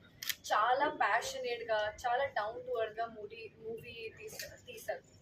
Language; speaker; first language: Telugu; non-native, local second language; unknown